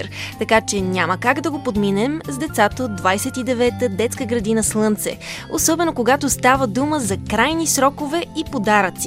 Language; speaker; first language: Bulgarian; native; Bulgarian